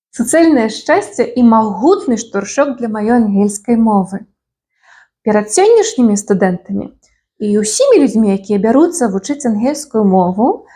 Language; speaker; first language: Belarusian; native; Belarusian